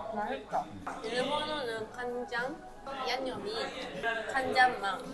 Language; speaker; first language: Korean; non-native, learner; Japanese